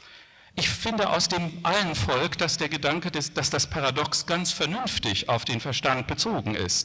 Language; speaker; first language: German; native; German